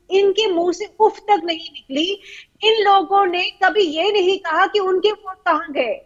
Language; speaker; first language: Hindi; native; Hindi